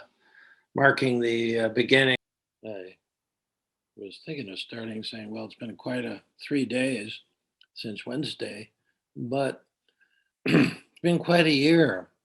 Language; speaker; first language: English; native; English